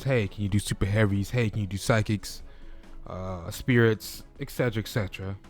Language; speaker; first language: English; native; English